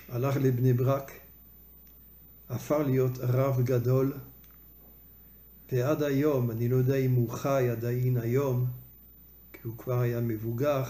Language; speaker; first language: Hebrew; non-native, fluent; French